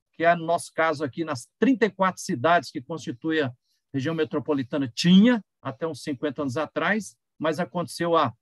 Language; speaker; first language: Portuguese; native; Portuguese